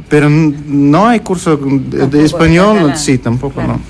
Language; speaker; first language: Spanish; non-native, learner; Russian